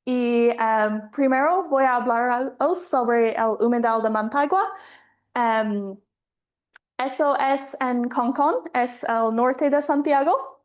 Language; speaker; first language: Spanish; non-native, fluent; English